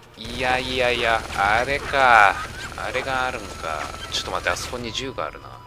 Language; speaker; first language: Japanese; early bilingual, heritage; Japanese